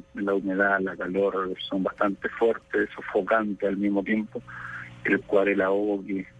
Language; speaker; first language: Spanish; native; Spanish